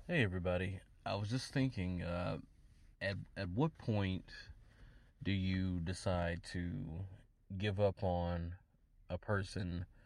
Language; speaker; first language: English; native; English